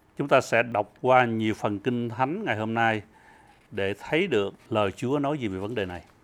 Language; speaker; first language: Vietnamese; early bilingual, heritage; Vietnamese